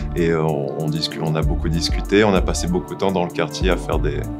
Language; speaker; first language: French; native; French